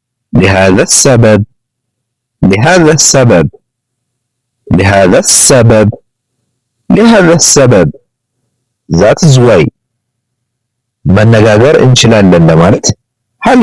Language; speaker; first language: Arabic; non-native, learner; Amharic